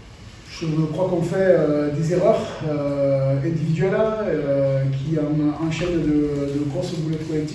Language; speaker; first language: French; native; French